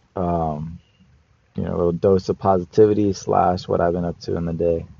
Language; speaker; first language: English; native; English